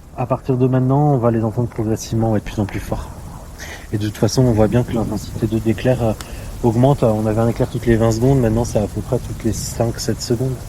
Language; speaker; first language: French; early bilingual, other home language; Arabic